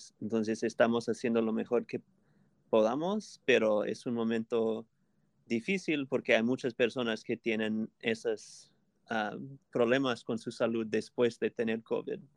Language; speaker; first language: Spanish; non-native, fluent; English